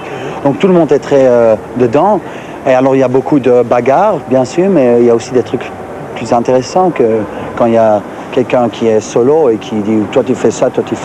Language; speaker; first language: French; non-native, local second language; Dutch